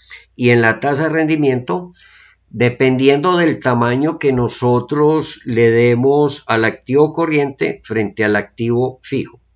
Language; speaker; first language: Spanish; native; Spanish